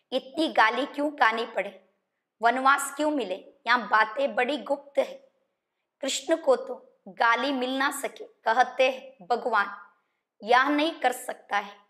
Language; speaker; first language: Hindi; non-native, local second language; Kannada